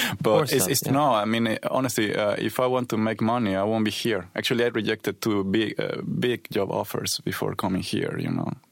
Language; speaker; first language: English; non-native, fluent; Spanish